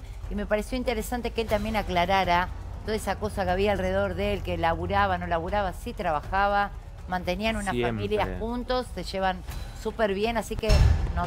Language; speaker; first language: Spanish; native; Spanish